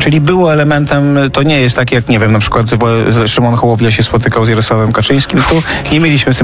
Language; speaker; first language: Polish; native; Polish